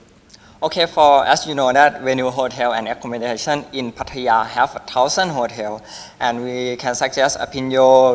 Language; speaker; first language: English; non-native, learner; Thai